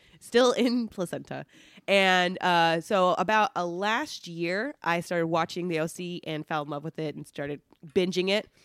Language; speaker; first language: English; native; English